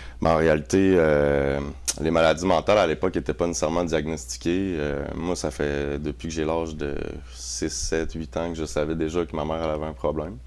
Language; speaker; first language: French; native; French